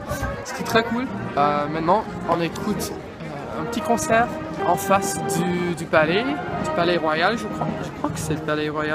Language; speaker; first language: French; non-native, fluent; English